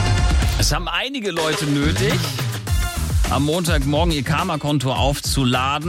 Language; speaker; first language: German; native; German